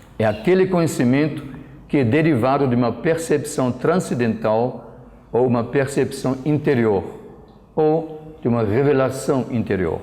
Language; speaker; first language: Portuguese; non-native, fluent; German